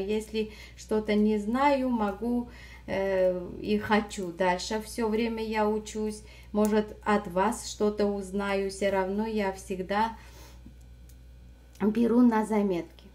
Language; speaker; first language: Russian; non-native, fluent; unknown